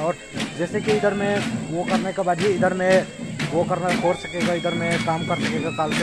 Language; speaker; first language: Hindi; non-native, local second language; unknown